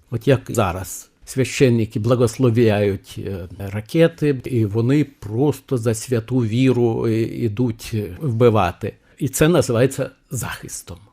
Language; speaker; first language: Ukrainian; non-native, fluent; Lithuanian